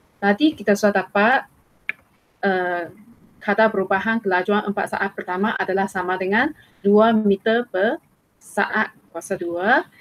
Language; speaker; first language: Malay; non-native, local second language; Chinese